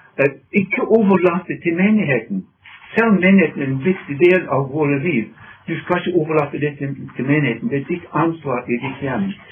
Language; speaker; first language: Norwegian; non-native, fluent; English